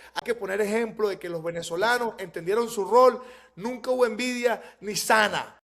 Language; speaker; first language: Spanish; native; Spanish